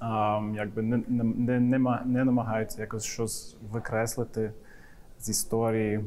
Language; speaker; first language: Ukrainian; non-native, fluent; English